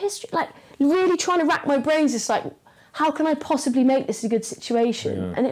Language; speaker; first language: English; native; English